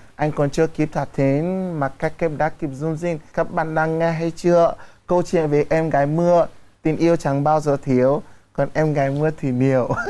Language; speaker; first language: Vietnamese; non-native, fluent; Yoruba